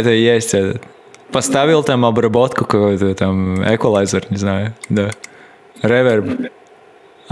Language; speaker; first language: Russian; non-native, local second language; Latvian